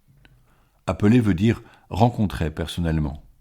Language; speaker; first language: French; native; French